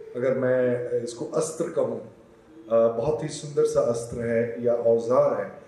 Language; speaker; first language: Hindi; non-native, local second language; Assamese